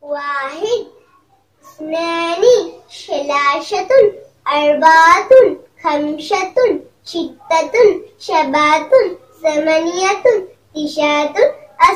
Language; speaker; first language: Arabic; non-native, learner; Bangla